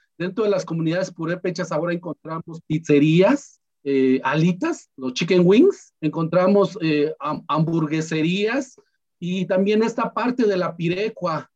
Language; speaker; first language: Spanish; non-native, local second language; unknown